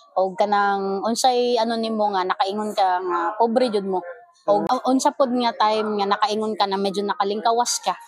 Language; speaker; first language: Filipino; non-native, local second language; Cebuano